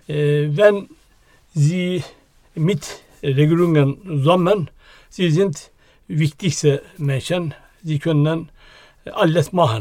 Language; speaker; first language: German; non-native, learner; Turkish